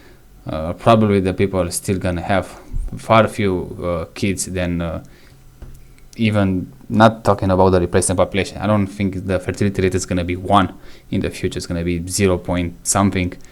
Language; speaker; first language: English; non-native, fluent; Romanian